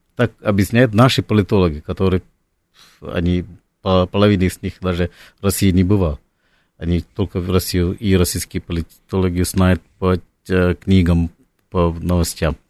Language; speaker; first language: Russian; non-native, fluent; Malayalam